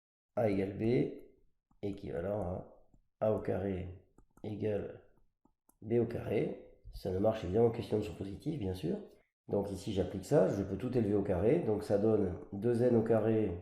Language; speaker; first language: French; native; French